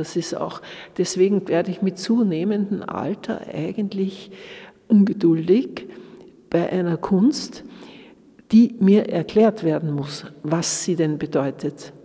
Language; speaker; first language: German; native; German